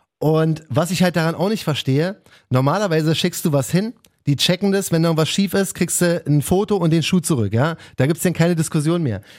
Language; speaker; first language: German; native; German